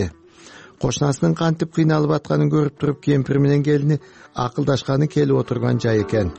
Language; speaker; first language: Kyrgyz; native; Kyrgyz